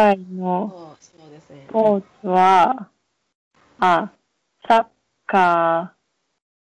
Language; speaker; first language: Japanese; non-native, learner; Chinese